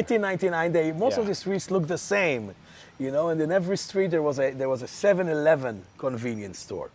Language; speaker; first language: English; non-native, local second language; Maltese